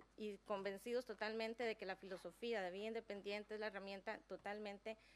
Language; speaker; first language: Spanish; native; Spanish